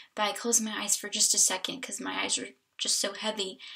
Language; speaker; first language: English; native; English